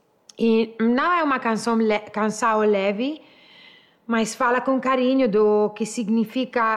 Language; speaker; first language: Portuguese; non-native, learner; Italian